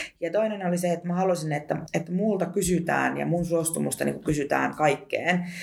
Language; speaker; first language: Finnish; early bilingual, other home language; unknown